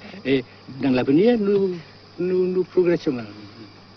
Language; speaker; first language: French; non-native, local second language; Vietnamese